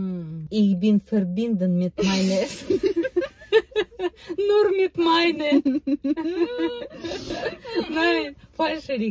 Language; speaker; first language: German; non-native, learner; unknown